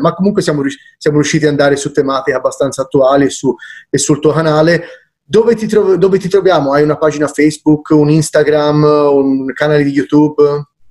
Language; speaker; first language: Italian; native; Italian